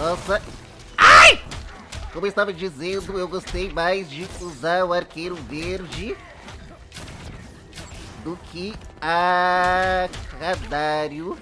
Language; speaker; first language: Portuguese; native; Portuguese